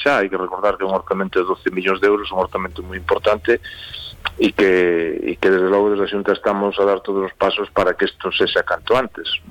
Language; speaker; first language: Galician; non-native, local second language; Spanish